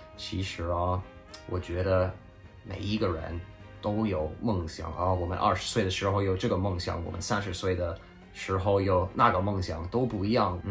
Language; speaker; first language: Chinese; early bilingual, heritage; Chinese